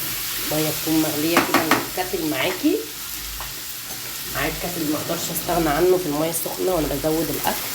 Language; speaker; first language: Arabic; native; Arabic